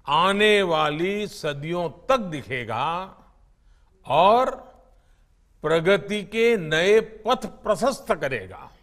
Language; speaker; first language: Hindi; non-native, local second language; Gujarati